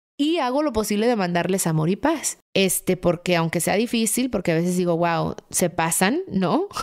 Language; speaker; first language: Spanish; early bilingual, heritage; Spanish